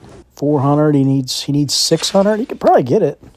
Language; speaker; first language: English; native; English